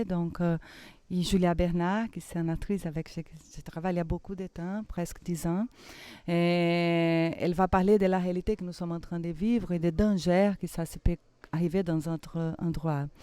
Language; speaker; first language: French; non-native, fluent; Portuguese